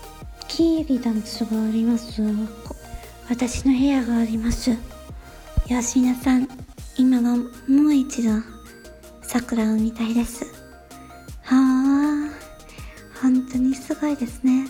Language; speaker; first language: Japanese; non-native, learner; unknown